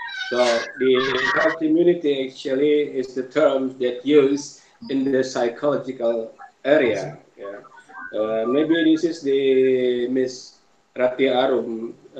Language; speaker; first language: English; non-native, fluent; Indonesian